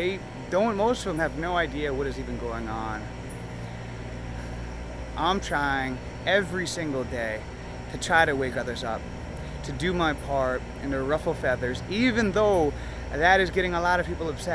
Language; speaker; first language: English; native; English